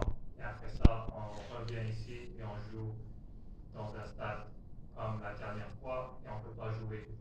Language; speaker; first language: French; non-native, fluent; German